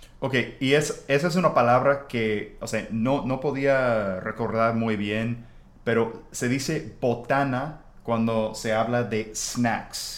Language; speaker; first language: Spanish; non-native, fluent; English